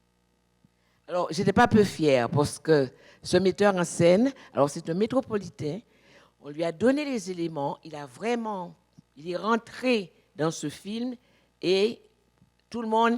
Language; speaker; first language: French; native; French